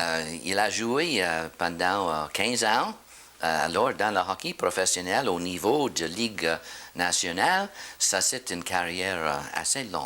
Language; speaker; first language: French; non-native, learner; English